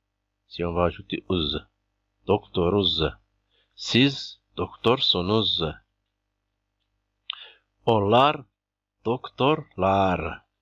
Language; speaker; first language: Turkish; non-native, fluent; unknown